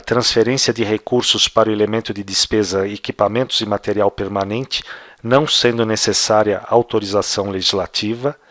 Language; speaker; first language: Portuguese; native; Portuguese